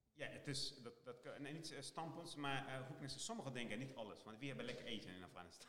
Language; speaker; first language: Dutch; non-native, learner; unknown